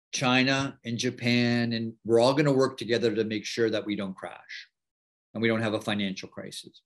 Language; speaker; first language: English; native; English